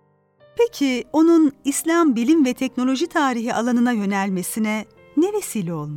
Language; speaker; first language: Turkish; native; Turkish